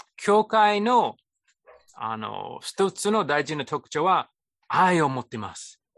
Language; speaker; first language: Japanese; non-native, fluent; English